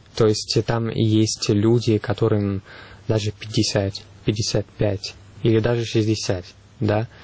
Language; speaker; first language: Russian; non-native, fluent; Italian